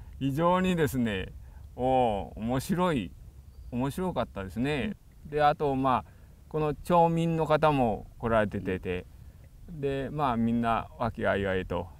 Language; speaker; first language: Japanese; native; Japanese